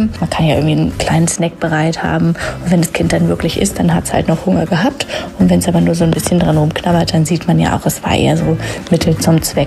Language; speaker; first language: German; native; German